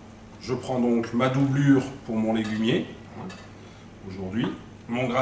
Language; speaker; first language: French; native; French